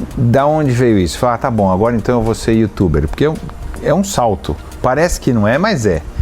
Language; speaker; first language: Portuguese; native; Portuguese